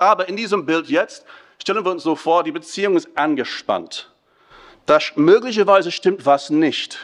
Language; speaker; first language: German; non-native, fluent; English